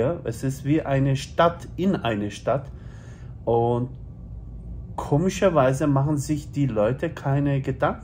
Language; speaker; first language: German; early bilingual, other home language; Turkish